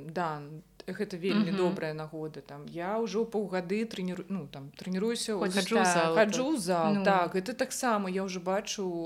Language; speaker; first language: Belarusian; non-native, local second language; Russian